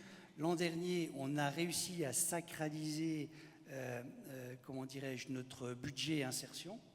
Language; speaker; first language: French; native; French